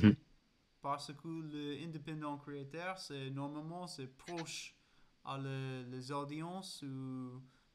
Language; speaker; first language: French; non-native, learner; English